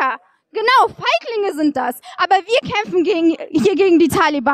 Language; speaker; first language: German; early bilingual, other home language; Persian